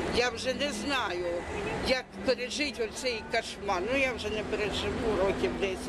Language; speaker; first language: Ukrainian; non-native, local second language; Russian